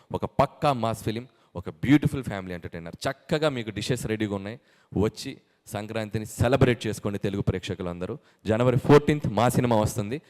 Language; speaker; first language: Telugu; native; Telugu